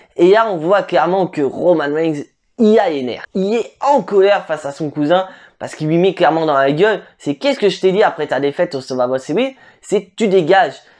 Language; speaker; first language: French; native; French